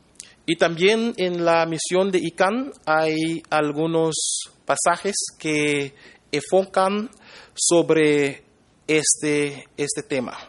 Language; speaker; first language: Spanish; non-native, fluent; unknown